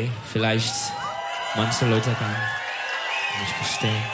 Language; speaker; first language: German; non-native, learner; Turkish